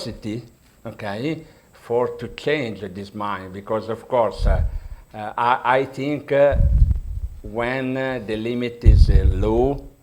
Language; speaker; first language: English; non-native, learner; Italian